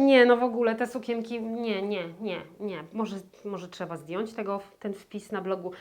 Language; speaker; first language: Polish; native; Polish